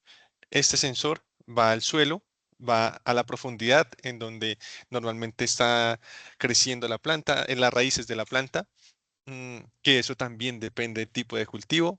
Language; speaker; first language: Spanish; native; Spanish